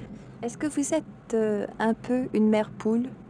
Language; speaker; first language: French; native; French